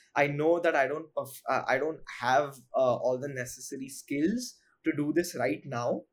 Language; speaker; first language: English; non-native, local second language; Hindi